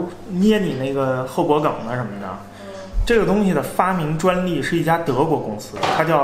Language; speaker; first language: Chinese; native; Chinese